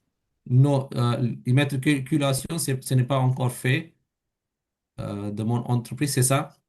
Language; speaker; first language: French; non-native, fluent; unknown